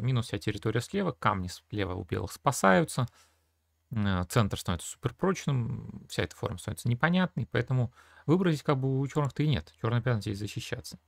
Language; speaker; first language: Russian; native; Russian